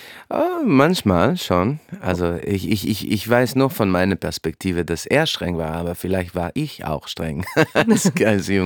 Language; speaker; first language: German; non-native, fluent; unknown